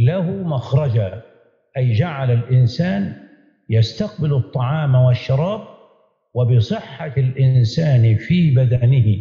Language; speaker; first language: Arabic; native; Arabic